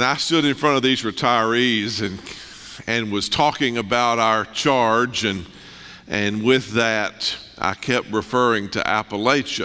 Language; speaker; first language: English; native; English